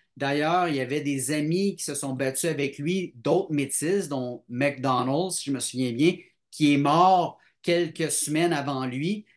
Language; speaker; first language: French; native; French